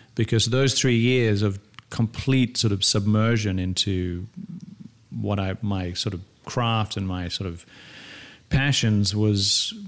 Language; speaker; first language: English; native; English